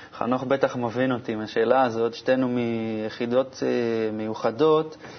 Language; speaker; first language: Hebrew; native; Hebrew